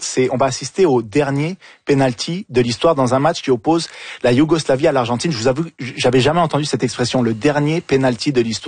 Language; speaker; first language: French; native; French